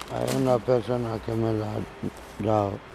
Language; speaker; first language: Spanish; non-native, learner; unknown